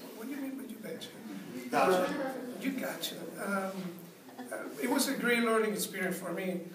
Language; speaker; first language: English; non-native, fluent; Spanish